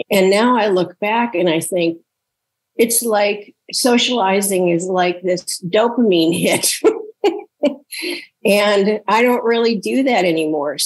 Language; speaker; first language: English; native; English